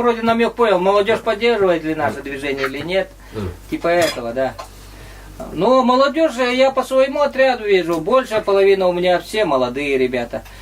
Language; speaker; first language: Russian; native; Russian